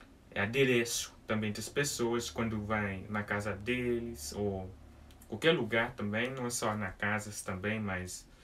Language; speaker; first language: Portuguese; early bilingual, heritage; English